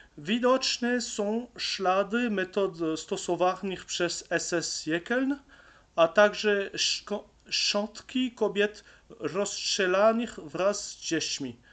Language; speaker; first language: Polish; non-native, learner; French